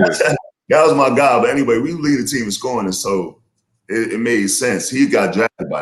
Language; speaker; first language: English; native; English